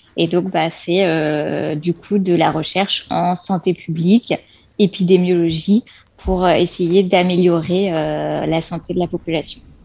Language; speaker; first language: French; native; French